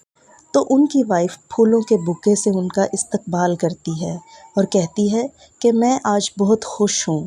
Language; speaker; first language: Urdu; native; Urdu